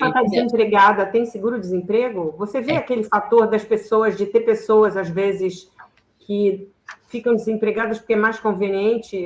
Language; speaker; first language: Portuguese; native; Portuguese